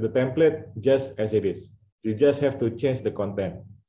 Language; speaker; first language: English; non-native, fluent; Indonesian